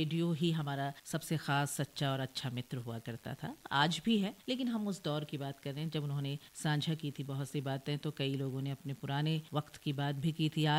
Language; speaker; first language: Hindi; native; Hindi